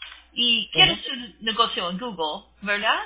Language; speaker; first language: Spanish; non-native, learner; English